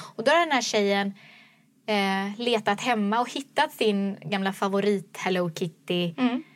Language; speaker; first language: Swedish; native; Swedish